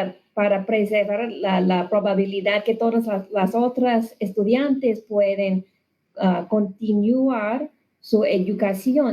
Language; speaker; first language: Spanish; non-native, learner; English